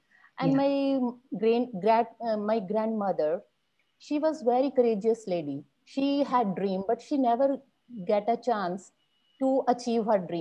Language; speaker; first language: English; non-native, local second language; Punjabi